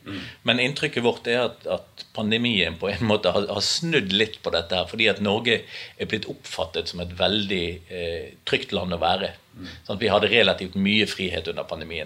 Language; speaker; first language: Norwegian; native; Norwegian